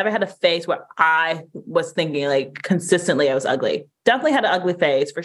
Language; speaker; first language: English; native; English